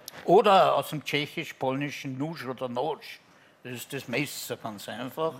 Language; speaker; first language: German; native; German